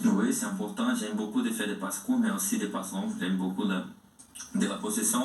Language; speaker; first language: French; non-native, learner; Portuguese